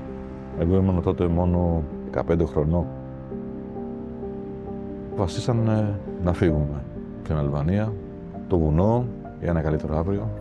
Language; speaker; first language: Greek; non-native, fluent; Albanian